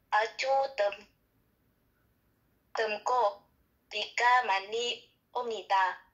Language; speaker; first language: Korean; non-native, learner; Vietnamese